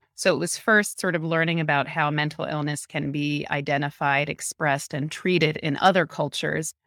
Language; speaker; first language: English; early bilingual, other home language; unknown